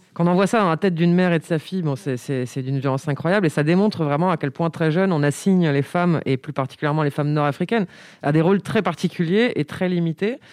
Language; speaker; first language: French; native; French